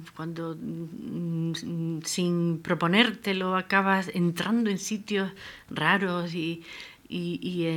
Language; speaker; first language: Spanish; native; Spanish